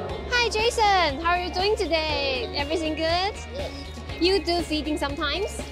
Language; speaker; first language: English; non-native, learner; Chinese